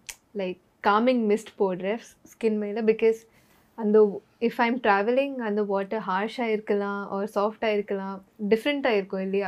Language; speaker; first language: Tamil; non-native, learner; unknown